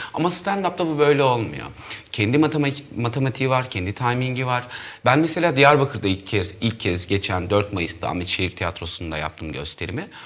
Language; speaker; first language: Turkish; native; Turkish